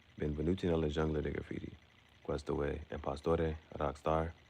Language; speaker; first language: Italian; non-native, learner; English